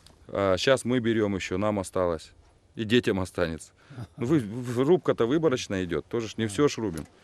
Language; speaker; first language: Russian; native; Russian